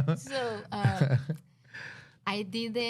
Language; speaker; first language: English; non-native, learner; Portuguese